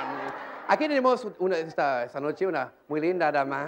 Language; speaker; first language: Spanish; non-native, learner; French